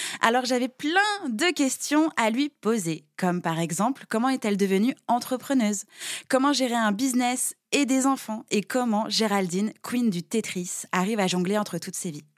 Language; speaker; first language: French; native; French